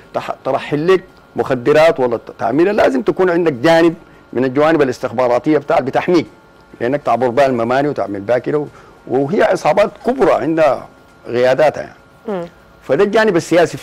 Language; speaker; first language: Arabic; native; Arabic